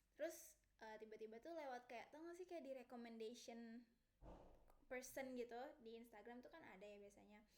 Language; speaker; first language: Indonesian; native; Indonesian